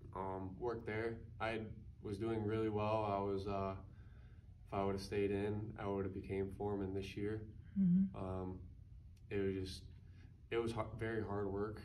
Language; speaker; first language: English; native; English